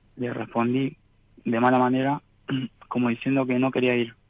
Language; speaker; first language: Spanish; native; Spanish